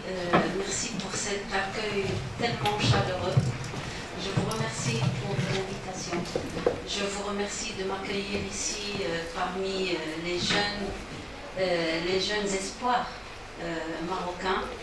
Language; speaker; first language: French; non-native, local second language; Arabic